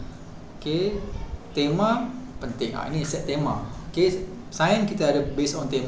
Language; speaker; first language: Malay; native; Malay